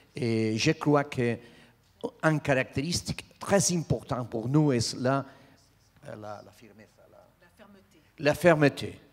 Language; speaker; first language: French; non-native, learner; Spanish